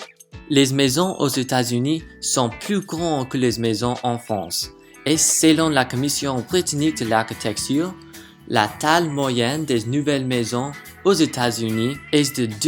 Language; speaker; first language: French; non-native, learner; English